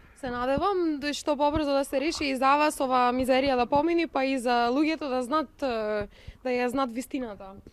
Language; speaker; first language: Macedonian; non-native, local second language; Albanian